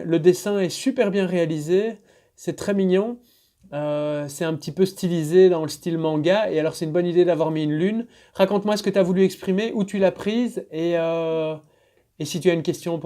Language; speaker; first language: French; native; French